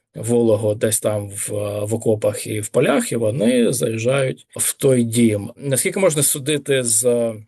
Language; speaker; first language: Ukrainian; native; Ukrainian